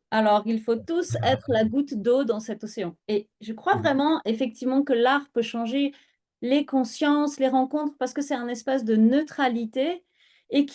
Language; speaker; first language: French; native; French